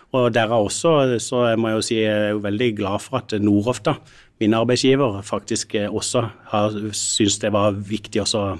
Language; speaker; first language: Norwegian; native; Norwegian